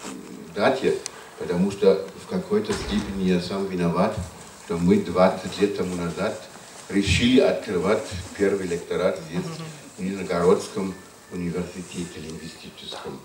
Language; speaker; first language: Russian; non-native, fluent; German